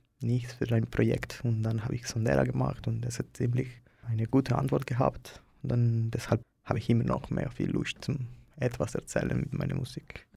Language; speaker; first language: German; non-native, fluent; Spanish